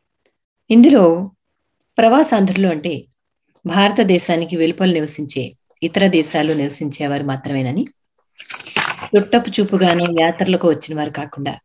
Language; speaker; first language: Telugu; native; Telugu